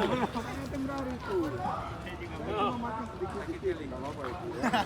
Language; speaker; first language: Indonesian; non-native, fluent; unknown